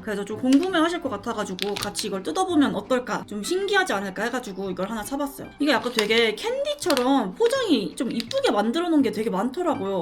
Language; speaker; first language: Korean; early bilingual, heritage; Korean